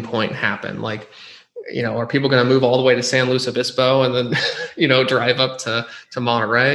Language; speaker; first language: English; native; English